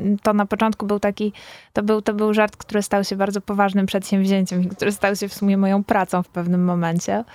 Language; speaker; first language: Polish; native; Polish